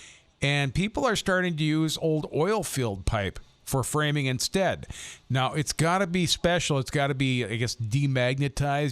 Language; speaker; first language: English; native; English